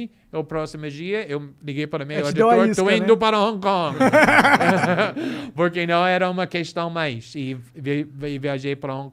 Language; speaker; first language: Portuguese; non-native, fluent; English